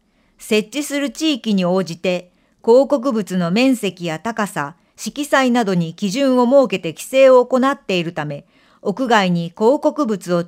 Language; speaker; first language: Japanese; native; Japanese